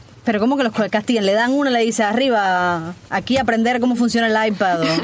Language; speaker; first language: Spanish; native; Spanish